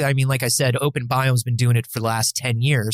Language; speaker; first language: English; native; English